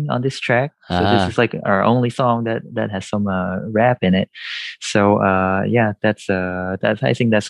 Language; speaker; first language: English; non-native, local second language; Cantonese